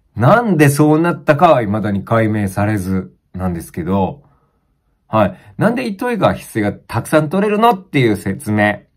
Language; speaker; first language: Japanese; native; Japanese